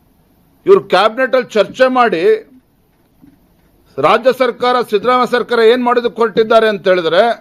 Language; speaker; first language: Kannada; native; Kannada